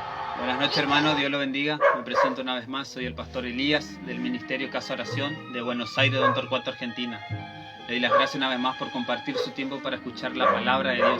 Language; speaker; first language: Spanish; native; Spanish